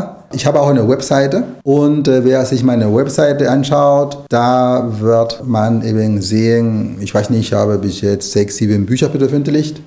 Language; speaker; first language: German; non-native, fluent; Spanish